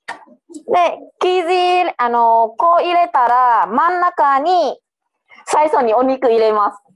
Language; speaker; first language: Japanese; non-native, learner; Vietnamese